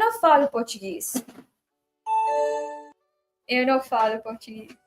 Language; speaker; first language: Portuguese; non-native, learner; English